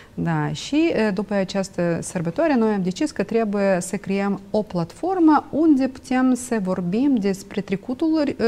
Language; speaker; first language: Romanian; non-native, local second language; Russian